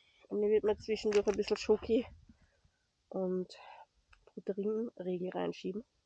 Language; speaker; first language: German; native; German